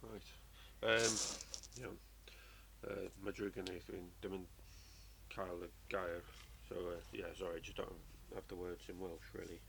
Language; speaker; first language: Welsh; non-native, learner; English